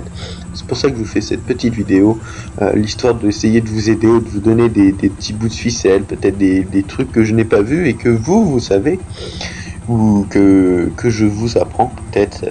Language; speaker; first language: French; native; French